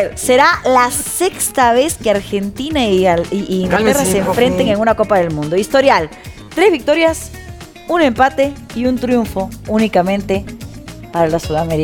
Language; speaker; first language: Spanish; native; Spanish